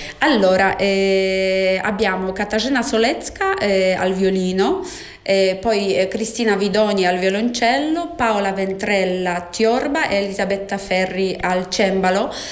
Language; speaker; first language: Italian; non-native, fluent; Polish